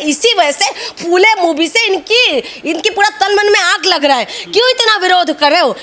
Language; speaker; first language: Hindi; non-native, local second language; Assamese